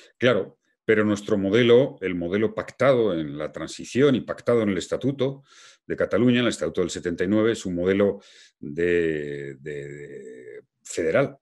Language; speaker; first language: Spanish; native; Spanish